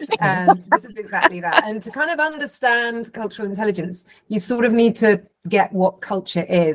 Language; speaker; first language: English; native; English